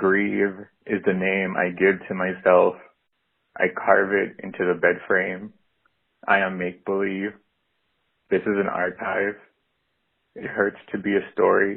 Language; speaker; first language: English; native; English